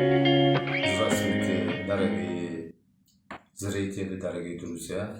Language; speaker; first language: Russian; non-native, local second language; Uzbek